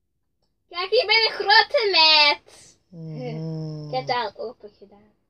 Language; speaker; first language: Dutch; early bilingual, other home language; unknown